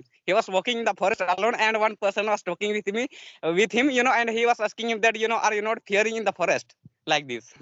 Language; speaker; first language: English; non-native, learner; Santali